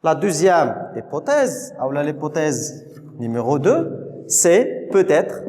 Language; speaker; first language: French; non-native, local second language; Arabic